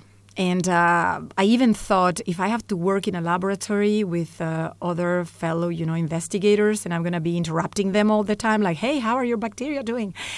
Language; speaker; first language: English; non-native, fluent; Spanish